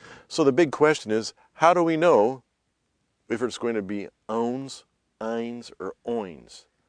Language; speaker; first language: English; native; English